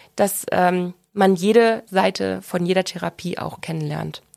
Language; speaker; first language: German; native; German